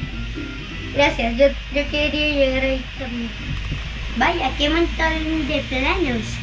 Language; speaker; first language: Spanish; native; Spanish